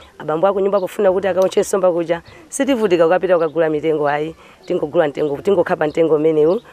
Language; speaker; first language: Nyanja; native; Nyanja